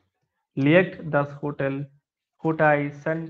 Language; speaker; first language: German; non-native, learner; Bangla